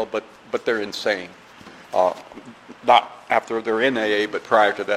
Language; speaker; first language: English; native; English